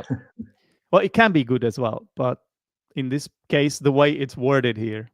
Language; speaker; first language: English; non-native, fluent; Czech